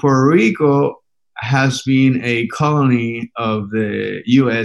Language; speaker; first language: English; non-native, fluent; Spanish